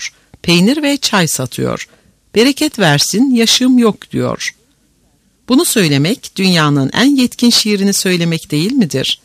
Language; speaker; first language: Turkish; native; Turkish